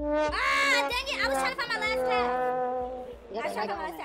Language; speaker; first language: English; native; English